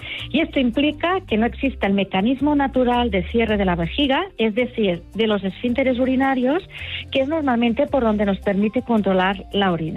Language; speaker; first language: Spanish; native; Spanish